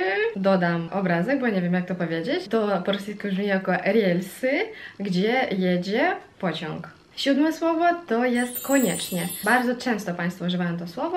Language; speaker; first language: Polish; non-native, fluent; Russian